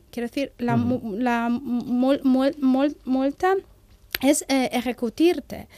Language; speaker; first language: Spanish; non-native, fluent; Persian